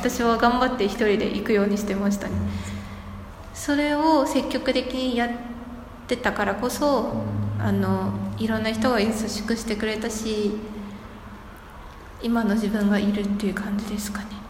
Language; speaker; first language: Japanese; non-native, fluent; Chinese